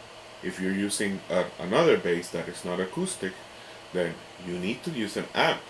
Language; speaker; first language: English; native; English